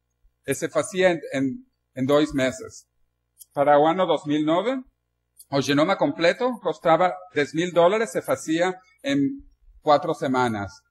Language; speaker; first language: Spanish; non-native, learner; Portuguese